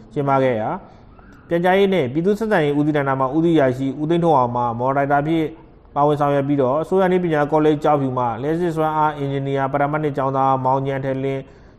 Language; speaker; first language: Burmese; native; Burmese